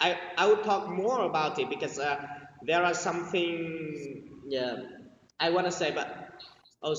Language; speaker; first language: English; non-native, learner; Vietnamese